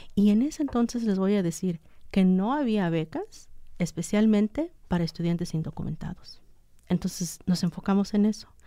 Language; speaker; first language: Spanish; early bilingual, heritage; Spanish